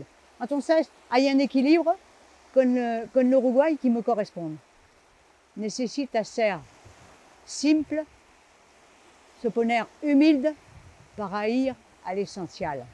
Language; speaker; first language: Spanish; non-native, learner; French